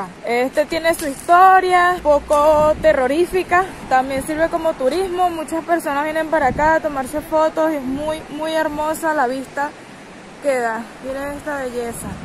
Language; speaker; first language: Spanish; native; Spanish